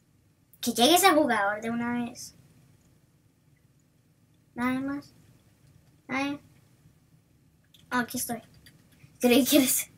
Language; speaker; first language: Spanish; early bilingual, heritage; Spanish